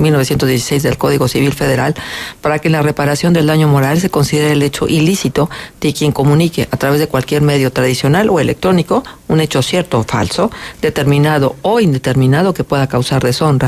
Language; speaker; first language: Spanish; native; Spanish